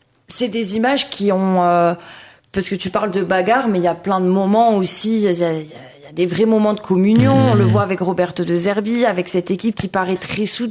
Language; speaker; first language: French; native; French